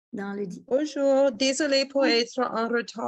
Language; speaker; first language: French; non-native, fluent; English